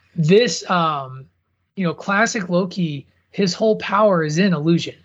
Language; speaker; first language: English; native; English